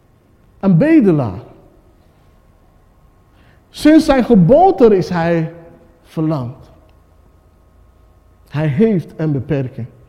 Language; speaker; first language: Dutch; non-native, fluent; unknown